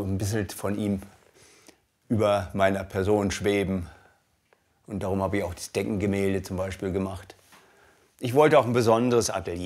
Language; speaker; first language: German; native; German